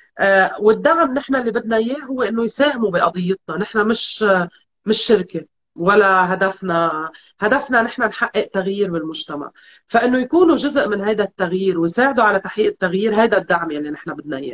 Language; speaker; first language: Arabic; native; Arabic